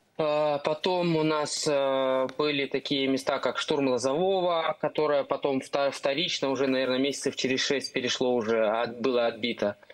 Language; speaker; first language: Russian; native; Russian